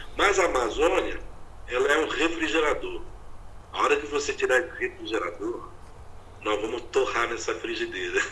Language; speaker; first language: Portuguese; native; Portuguese